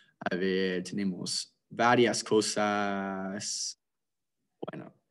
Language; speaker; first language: Spanish; non-native, fluent; English